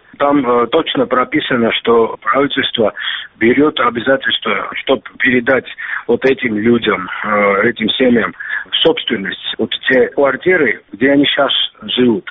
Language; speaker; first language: Russian; non-native, local second language; Georgian